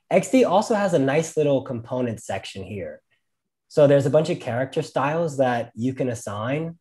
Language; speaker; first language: English; native; English